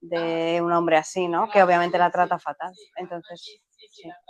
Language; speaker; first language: Spanish; native; Spanish